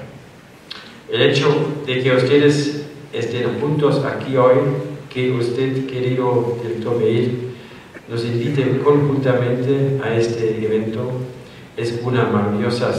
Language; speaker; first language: Spanish; non-native, fluent; German